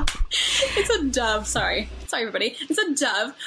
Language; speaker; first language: English; native; English